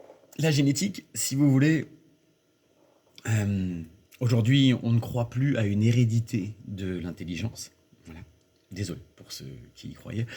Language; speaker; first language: French; native; French